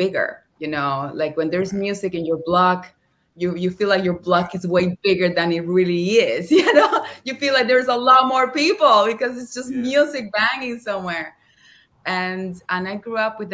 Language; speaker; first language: English; non-native, fluent; Spanish